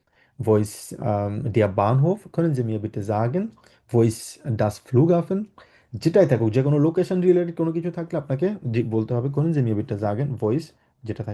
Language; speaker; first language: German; non-native, fluent; Bangla